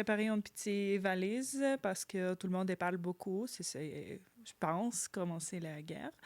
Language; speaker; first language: French; non-native, learner; Ukrainian